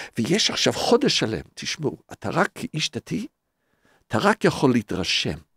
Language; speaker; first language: Hebrew; non-native, fluent; English